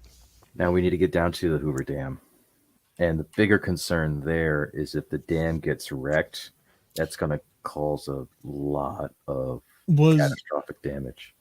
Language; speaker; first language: English; native; English